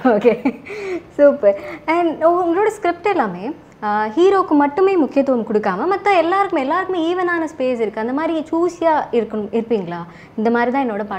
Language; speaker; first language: Tamil; native; Tamil